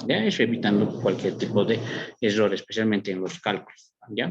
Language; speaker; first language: Spanish; native; Spanish